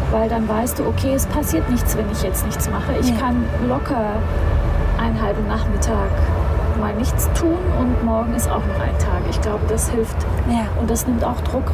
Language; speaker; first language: German; native; German